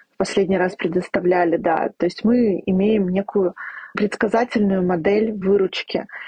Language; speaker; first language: Russian; native; Russian